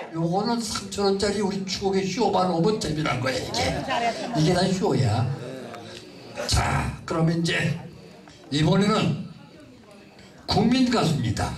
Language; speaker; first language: Korean; native; Korean